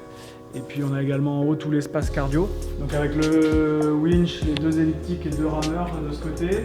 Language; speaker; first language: French; native; French